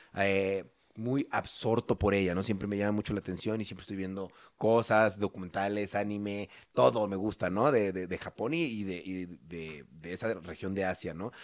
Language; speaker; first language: Spanish; native; Spanish